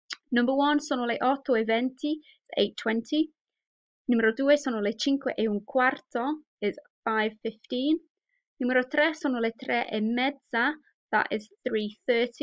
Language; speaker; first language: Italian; non-native, fluent; English